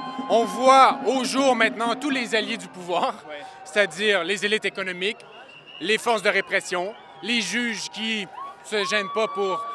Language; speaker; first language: French; native; French